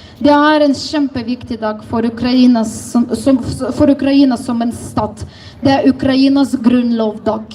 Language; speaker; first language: Norwegian; non-native, fluent; Ukrainian